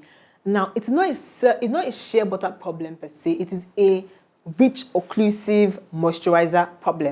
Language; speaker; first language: English; non-native, local second language; Igbo